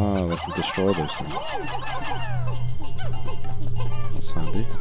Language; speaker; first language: English; native; English